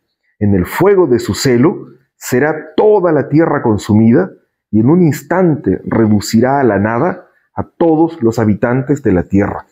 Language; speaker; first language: Spanish; native; Spanish